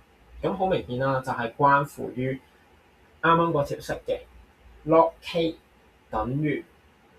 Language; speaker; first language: Cantonese; native; Cantonese